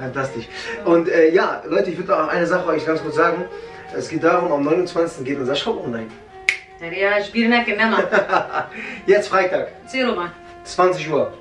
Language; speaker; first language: German; early bilingual, other home language; Kurdish